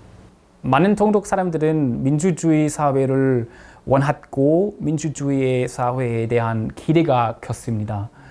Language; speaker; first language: Korean; non-native, fluent; German